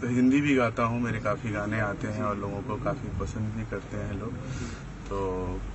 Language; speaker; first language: Hindi; native; Hindi